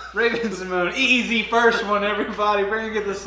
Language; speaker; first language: English; native; English